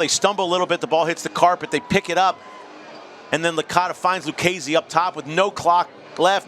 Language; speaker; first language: English; native; English